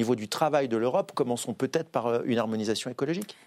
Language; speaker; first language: French; native; French